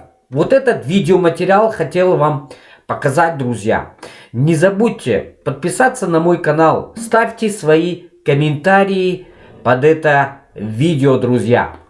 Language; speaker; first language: Russian; non-native, local second language; Tajik